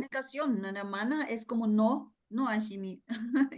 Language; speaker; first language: Spanish; non-native, fluent; German